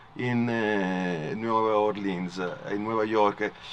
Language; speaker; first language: Spanish; non-native, learner; Italian